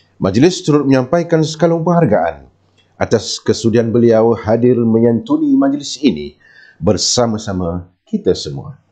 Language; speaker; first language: Malay; native; Malay